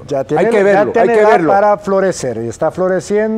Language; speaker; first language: Spanish; native; Spanish